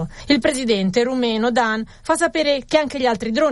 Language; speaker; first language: Italian; native; Italian